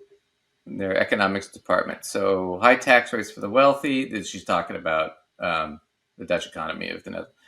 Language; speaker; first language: English; native; English